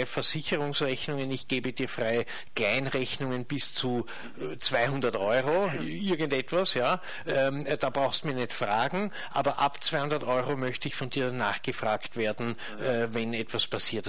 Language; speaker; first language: German; native; German